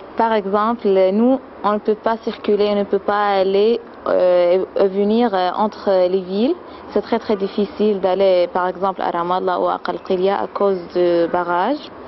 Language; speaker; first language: French; non-native, fluent; Arabic